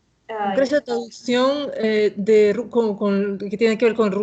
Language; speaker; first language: Spanish; non-native, fluent; Russian